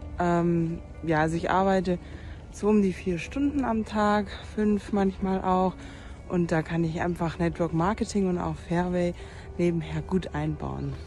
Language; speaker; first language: German; native; German